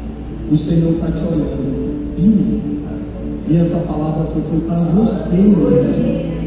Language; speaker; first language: Portuguese; native; Portuguese